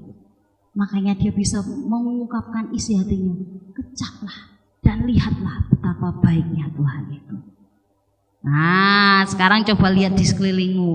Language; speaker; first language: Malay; non-native, local second language; Javanese